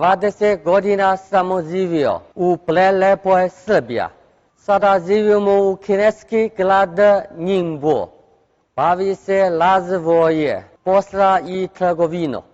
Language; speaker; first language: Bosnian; non-native, learner; Chinese